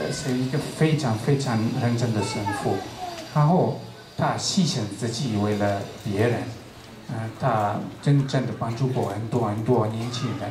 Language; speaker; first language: Chinese; non-native, fluent; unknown